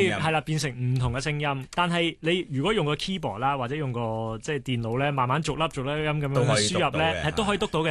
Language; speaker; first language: Cantonese; native; Cantonese